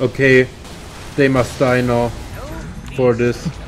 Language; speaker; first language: English; non-native, fluent; German